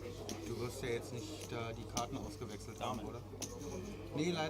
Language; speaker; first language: German; native; German